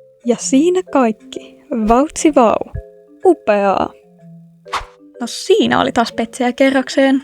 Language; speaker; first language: Finnish; native; Finnish